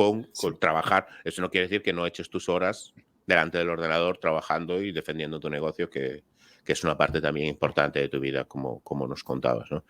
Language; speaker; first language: Spanish; native; Spanish